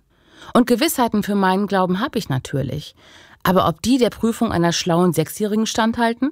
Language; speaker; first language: German; native; German